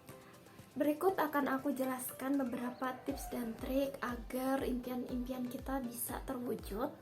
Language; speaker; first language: Indonesian; native; Indonesian